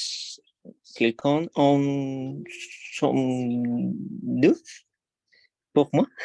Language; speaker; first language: French; non-native, learner; Spanish